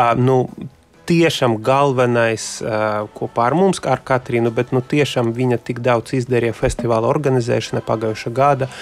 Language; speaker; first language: Latvian; non-native, local second language; Russian